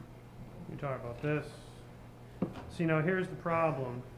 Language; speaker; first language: English; native; English